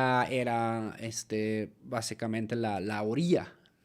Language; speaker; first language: Spanish; native; Spanish